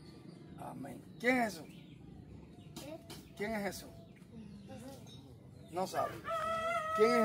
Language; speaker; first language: Spanish; native; Spanish